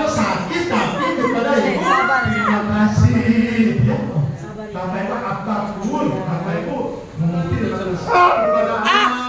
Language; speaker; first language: Indonesian; non-native, learner; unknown